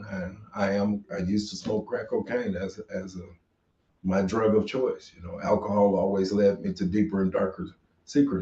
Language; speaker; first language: English; native; English